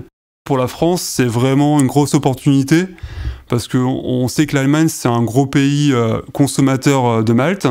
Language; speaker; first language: French; native; French